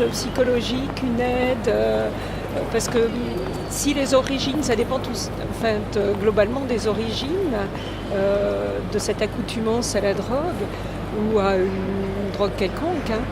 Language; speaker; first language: French; native; French